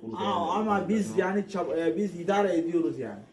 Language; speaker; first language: Turkish; non-native, learner; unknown